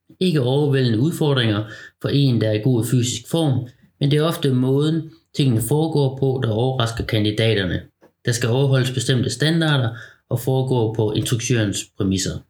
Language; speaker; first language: Danish; native; Danish